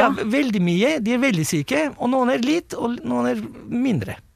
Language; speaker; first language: Norwegian; non-native, fluent; Turkish